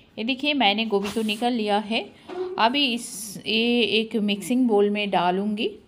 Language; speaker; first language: Hindi; non-native, local second language; Bangla